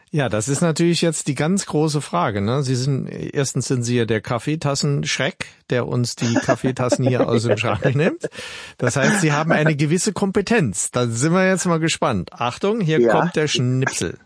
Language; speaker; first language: German; native; German